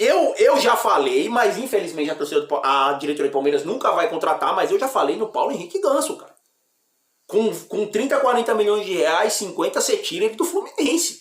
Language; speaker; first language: Portuguese; native; Portuguese